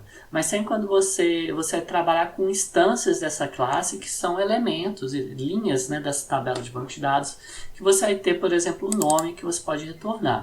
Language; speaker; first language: Portuguese; native; Portuguese